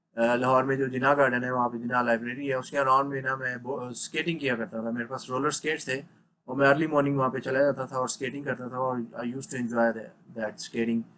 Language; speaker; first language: Urdu; non-native, local second language; Punjabi